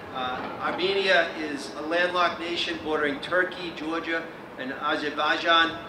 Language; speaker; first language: English; native; English